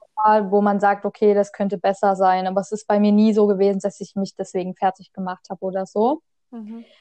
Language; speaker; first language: German; native; German